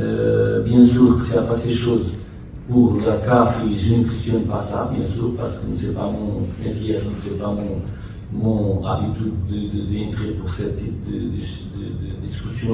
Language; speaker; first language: French; non-native, fluent; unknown